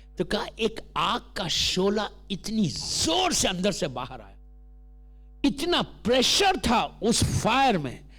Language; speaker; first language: Urdu; native; Urdu